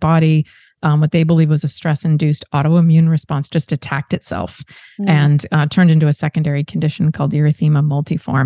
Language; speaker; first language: English; native; English